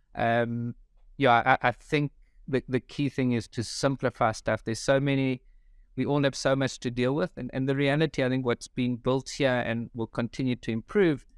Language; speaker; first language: English; native; English